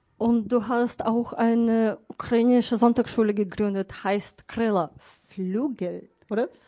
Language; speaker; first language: German; non-native, fluent; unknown